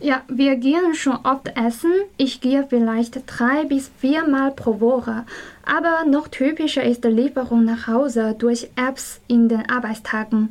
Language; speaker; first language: German; non-native, learner; Chinese